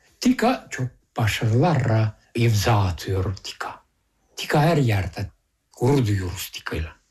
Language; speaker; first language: Turkish; early bilingual, heritage; Turkish